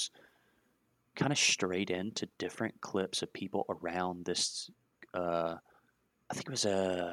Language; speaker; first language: English; native; English